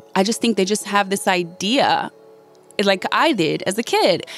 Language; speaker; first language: English; early bilingual, other home language; Bosnian